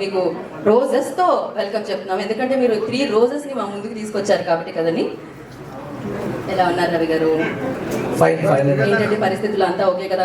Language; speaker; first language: Telugu; native; Telugu